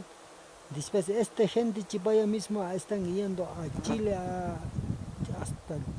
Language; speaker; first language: Spanish; non-native, local second language; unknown